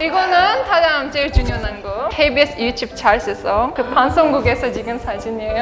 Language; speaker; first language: Korean; non-native, fluent; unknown